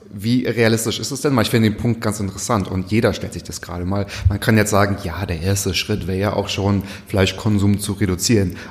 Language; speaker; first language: German; native; German